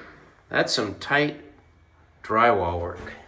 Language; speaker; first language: English; native; English